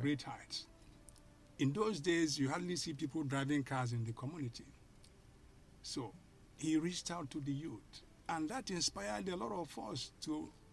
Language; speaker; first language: English; non-native, local second language; Igbo